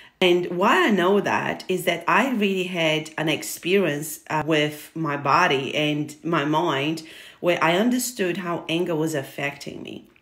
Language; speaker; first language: English; non-native, fluent; Portuguese